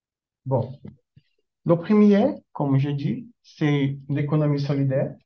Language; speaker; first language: French; non-native, learner; Portuguese